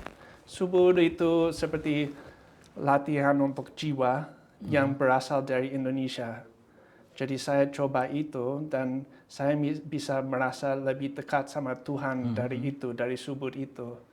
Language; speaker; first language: Indonesian; non-native, fluent; English